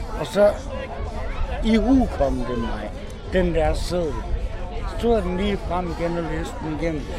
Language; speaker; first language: Danish; native; Danish